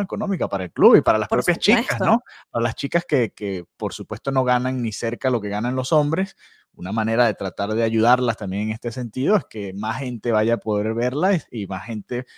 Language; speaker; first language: Spanish; native; Spanish